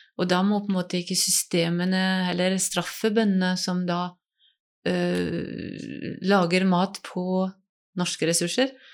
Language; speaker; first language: Norwegian; non-native, fluent; French